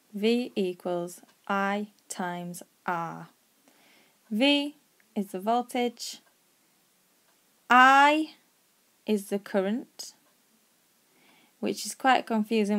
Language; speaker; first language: English; native; English